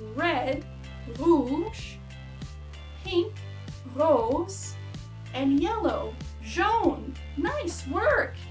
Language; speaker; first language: English; native; English